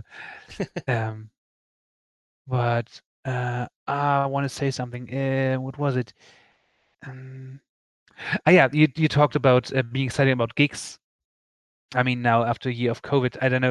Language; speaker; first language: English; non-native, fluent; German